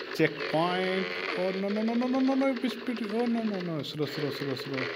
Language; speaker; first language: English; non-native, learner; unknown